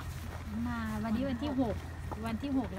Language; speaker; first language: Thai; native; Thai